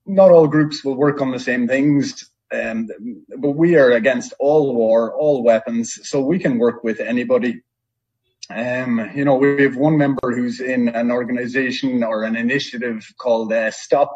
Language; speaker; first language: English; native; English